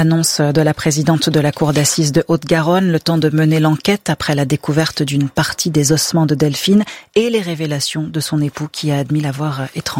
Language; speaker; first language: French; native; French